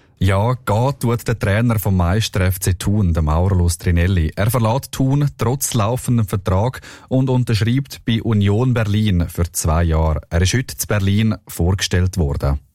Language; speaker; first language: German; native; German